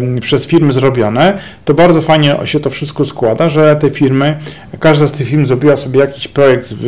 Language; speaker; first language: Polish; native; Polish